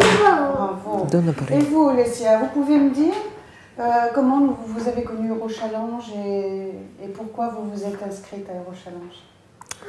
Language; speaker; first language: French; native; French